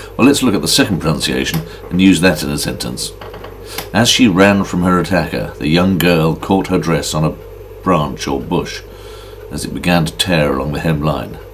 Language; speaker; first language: English; native; English